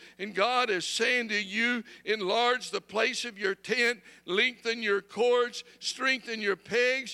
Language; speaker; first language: English; native; English